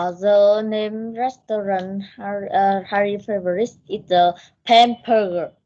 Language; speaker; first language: English; non-native, learner; Vietnamese